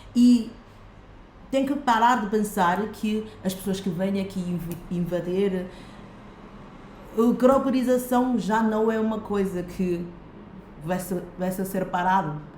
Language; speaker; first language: Portuguese; non-native, fluent; Chinese